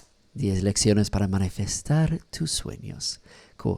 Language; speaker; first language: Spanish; non-native, learner; English